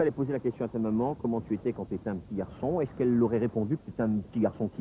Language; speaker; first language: French; native; French